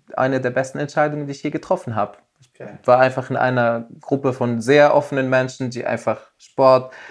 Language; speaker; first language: German; non-native, fluent; Arabic